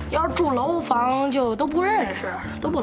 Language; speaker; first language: Chinese; native; Chinese